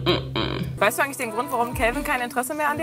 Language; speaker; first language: German; native; German